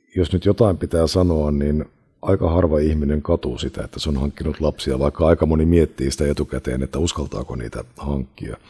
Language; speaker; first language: Finnish; native; Finnish